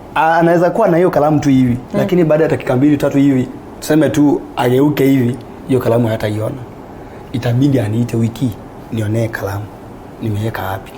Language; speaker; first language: Swahili; non-native, local second language; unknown